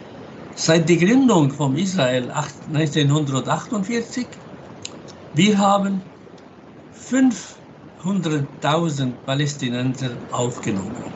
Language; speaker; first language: German; non-native, fluent; Arabic